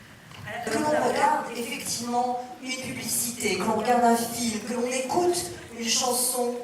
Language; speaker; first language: French; native; French